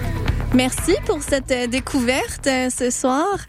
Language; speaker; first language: French; native; French